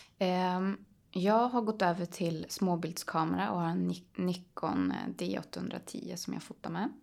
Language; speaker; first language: Swedish; early bilingual, other home language; Polish